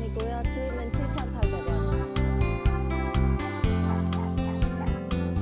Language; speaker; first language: Korean; non-native, fluent; Khmer